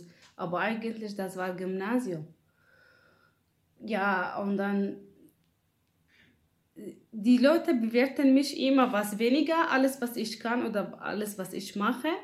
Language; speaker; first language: German; non-native, learner; Arabic